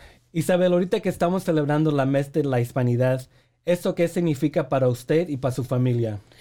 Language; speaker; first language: Spanish; early bilingual, heritage; Spanish